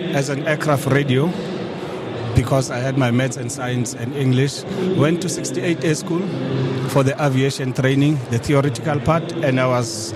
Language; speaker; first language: English; non-native, local second language; Northern Sotho